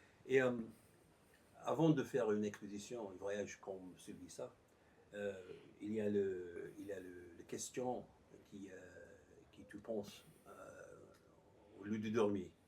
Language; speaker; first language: French; non-native, learner; English